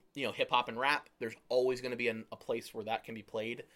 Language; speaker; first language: English; native; English